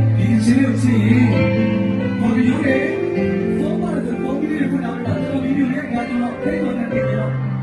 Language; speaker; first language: Burmese; non-native, local second language; S'gaw Karen